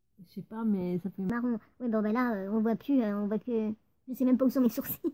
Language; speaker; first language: French; native; French